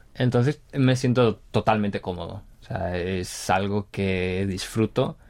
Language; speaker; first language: Spanish; native; Spanish